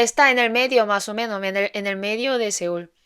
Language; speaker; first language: Spanish; non-native, fluent; Korean